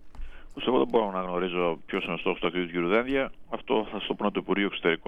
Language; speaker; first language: Greek; native; Greek